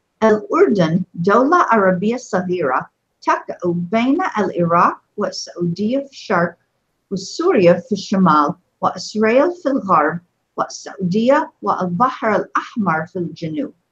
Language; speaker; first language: Arabic; non-native, fluent; English